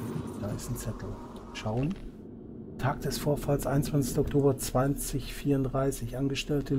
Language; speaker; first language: German; native; German